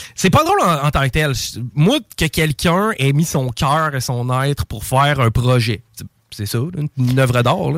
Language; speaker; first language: French; native; French